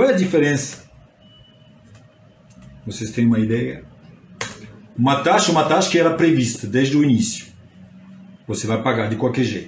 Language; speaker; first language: Portuguese; non-native, fluent; French